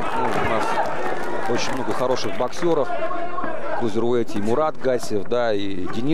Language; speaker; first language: Russian; native; Russian